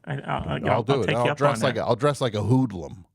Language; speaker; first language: English; native; English